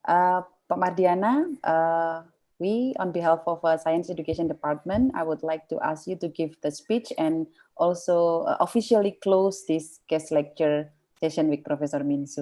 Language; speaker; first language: English; non-native, fluent; Indonesian